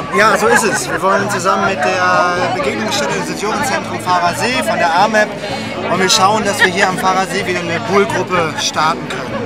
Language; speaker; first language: German; native; German